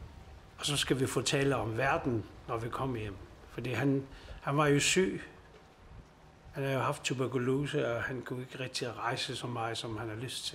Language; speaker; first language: Danish; non-native, local second language; Kalaallisut